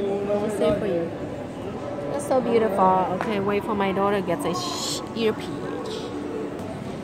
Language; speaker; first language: English; non-native, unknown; Vietnamese